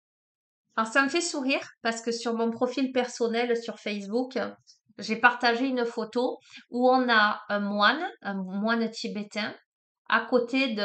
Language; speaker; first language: French; native; French